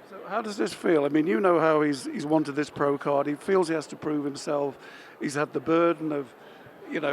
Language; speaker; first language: English; native; English